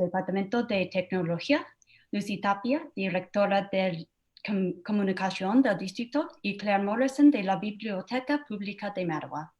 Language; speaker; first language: Spanish; non-native, fluent; English